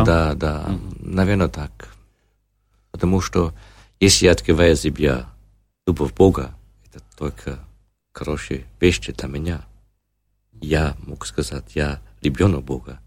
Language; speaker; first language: Russian; non-native, learner; German